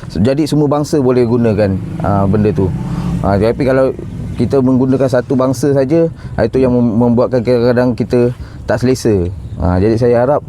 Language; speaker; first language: Malay; native; Malay